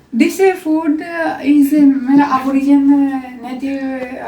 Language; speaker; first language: English; non-native, learner; Spanish